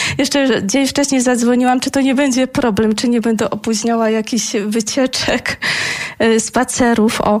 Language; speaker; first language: Polish; native; Polish